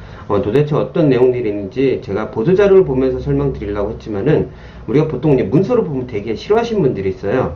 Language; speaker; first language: Korean; native; Korean